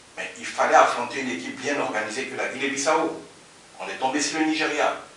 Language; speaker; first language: French; native; French